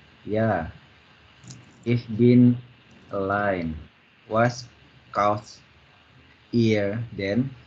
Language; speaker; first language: German; non-native, learner; Indonesian